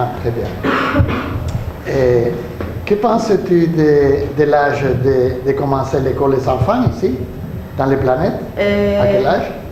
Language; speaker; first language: French; non-native, learner; Spanish